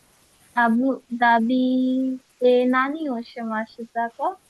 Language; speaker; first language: Japanese; non-native, learner; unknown